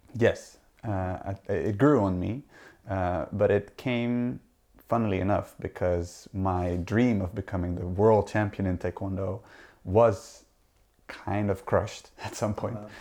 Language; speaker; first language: English; non-native, fluent; Dutch